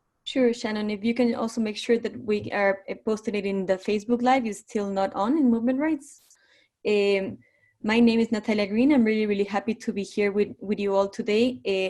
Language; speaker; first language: English; non-native, fluent; Spanish